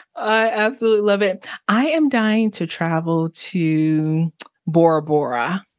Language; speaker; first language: English; early bilingual, other home language; Haitian Creole